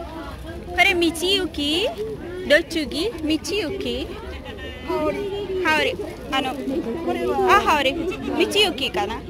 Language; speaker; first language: Japanese; non-native, learner; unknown